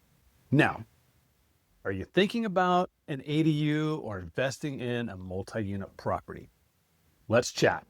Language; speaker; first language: English; native; English